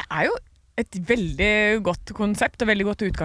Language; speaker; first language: Norwegian; native; Norwegian